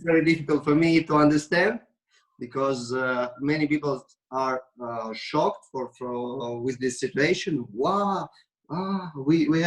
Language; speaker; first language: English; non-native, learner; Russian